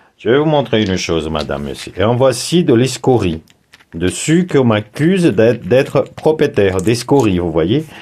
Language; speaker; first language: French; non-native, fluent; Portuguese